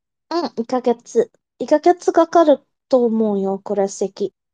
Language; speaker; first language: Japanese; non-native, learner; English